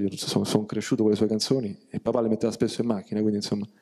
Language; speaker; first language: Italian; native; Italian